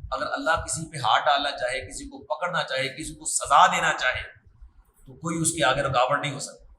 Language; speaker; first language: Urdu; non-native, local second language; Punjabi